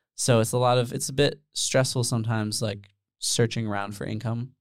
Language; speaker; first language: English; early bilingual, other home language; Dutch